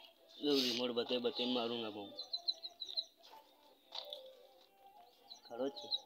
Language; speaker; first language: Hindi; non-native, local second language; Gujarati